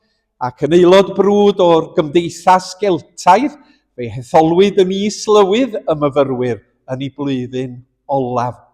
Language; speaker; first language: Welsh; native; Welsh